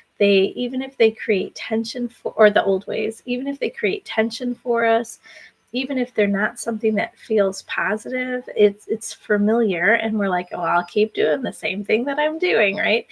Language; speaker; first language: English; native; English